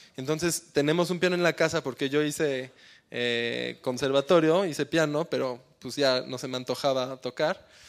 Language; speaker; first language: Spanish; early bilingual, heritage; Spanish